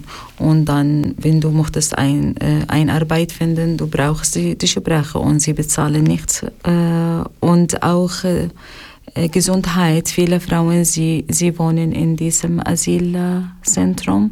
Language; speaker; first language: German; non-native, learner; Arabic